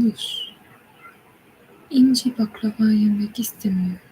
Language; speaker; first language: Turkish; non-native, learner; English